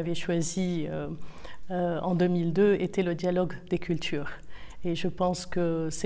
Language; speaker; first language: French; non-native, local second language; Arabic